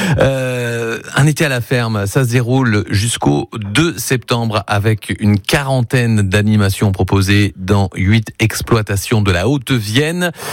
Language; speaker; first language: French; native; French